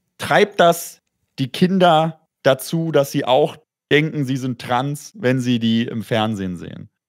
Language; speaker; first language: German; native; German